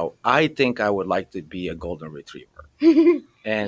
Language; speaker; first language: English; early bilingual, other home language; Romanian